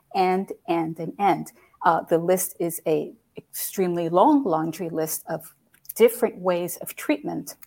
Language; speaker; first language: English; native; English